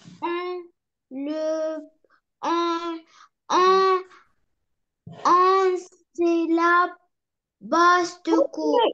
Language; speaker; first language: French; non-native, learner; Arabic